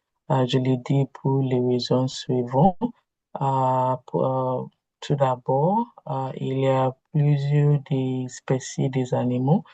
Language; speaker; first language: French; non-native, learner; Igbo